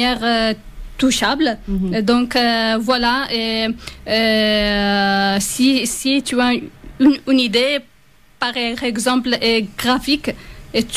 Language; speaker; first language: French; non-native, fluent; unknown